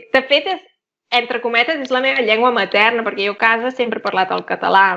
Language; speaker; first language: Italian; non-native, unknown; Catalan